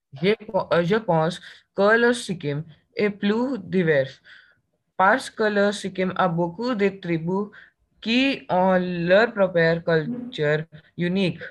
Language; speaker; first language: French; non-native, learner; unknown